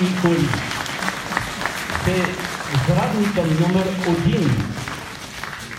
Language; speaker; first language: Ukrainian; non-native, learner; French